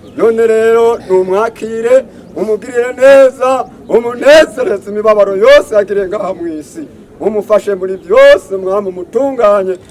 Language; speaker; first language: Rundi; native; Rundi